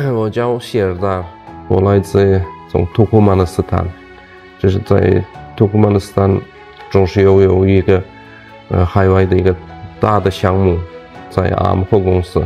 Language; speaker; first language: Chinese; non-native, fluent; Turkmen